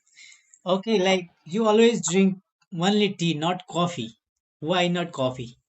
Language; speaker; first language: English; non-native, learner; Nepali